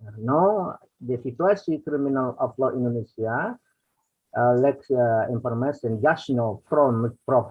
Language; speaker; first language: English; non-native, learner; Indonesian